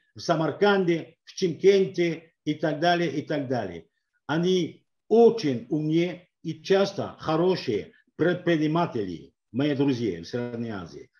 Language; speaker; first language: Russian; non-native, learner; French